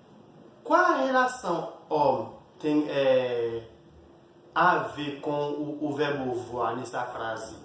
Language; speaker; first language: Portuguese; non-native, fluent; Haitian Creole